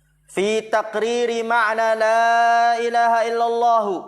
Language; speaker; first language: Arabic; non-native, fluent; Indonesian